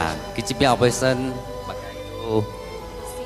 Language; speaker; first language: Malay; non-native, local second language; Chinese